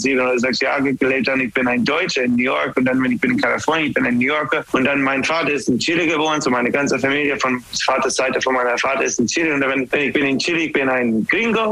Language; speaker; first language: German; non-native, learner; English